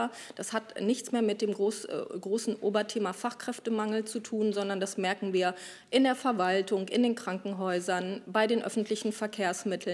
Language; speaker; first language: German; native; German